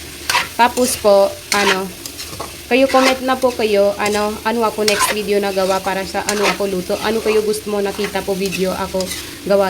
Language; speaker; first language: Filipino; non-native, learner; Punjabi